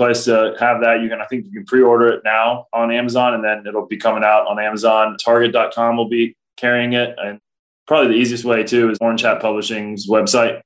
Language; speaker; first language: English; native; English